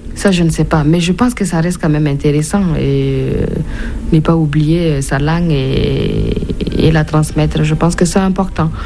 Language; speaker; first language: French; non-native, local second language; Mossi